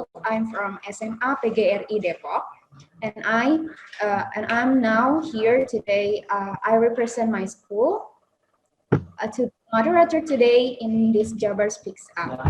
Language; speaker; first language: English; non-native, learner; Indonesian